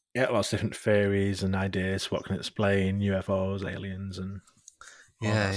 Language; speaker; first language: English; native; English